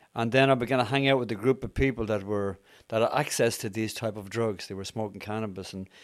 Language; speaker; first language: English; native; English